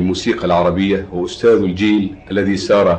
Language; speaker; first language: Arabic; native; Arabic